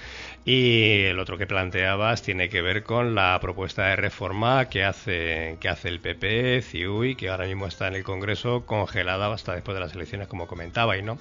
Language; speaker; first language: Spanish; native; Spanish